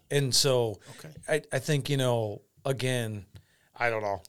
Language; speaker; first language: English; native; English